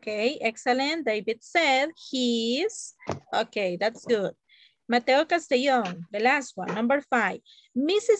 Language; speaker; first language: English; non-native, learner; Spanish